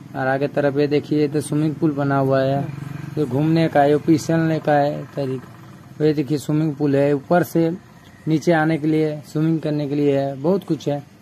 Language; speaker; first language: Hindi; non-native, local second language; Bangla